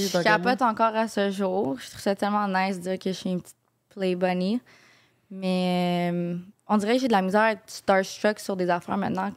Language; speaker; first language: French; native; French